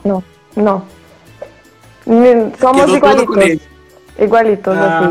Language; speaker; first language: Spanish; non-native, fluent; Portuguese